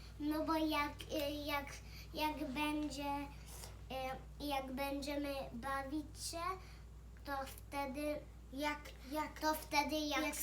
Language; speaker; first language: Polish; early bilingual, heritage; Polish